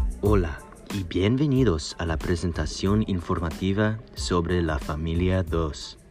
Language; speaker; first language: Spanish; non-native, learner; English